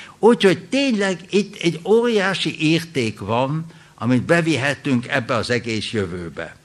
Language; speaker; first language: Hungarian; early bilingual, heritage; German